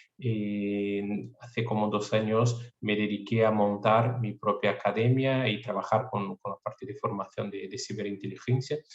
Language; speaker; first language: Spanish; non-native, fluent; Portuguese